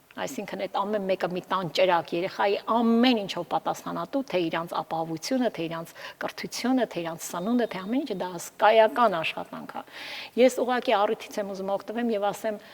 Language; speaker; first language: Armenian; early bilingual, heritage; Armenian